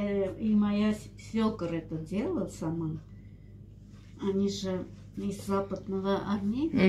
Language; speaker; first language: Russian; non-native, learner; Armenian